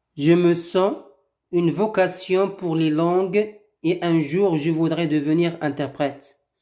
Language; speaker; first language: French; non-native, local second language; Arabic